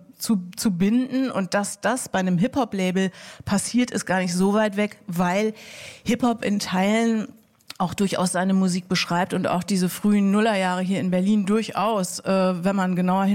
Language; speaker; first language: German; native; German